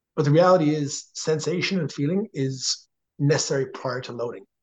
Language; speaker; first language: English; native; English